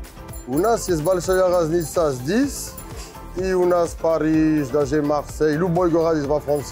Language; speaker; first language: Russian; non-native, learner; French